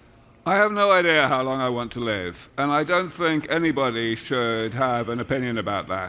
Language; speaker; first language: English; native; English